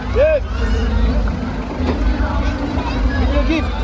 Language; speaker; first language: English; non-native, learner; French